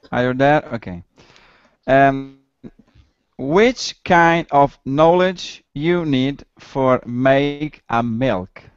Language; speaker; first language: English; non-native, learner; Italian